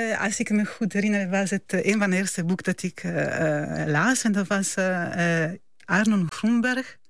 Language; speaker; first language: Dutch; non-native, fluent; Italian